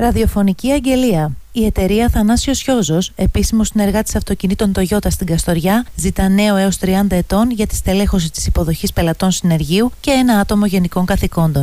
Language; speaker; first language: Greek; native; Greek